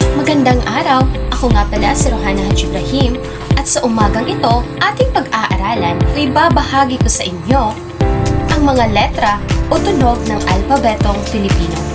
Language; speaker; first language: Filipino; non-native, local second language; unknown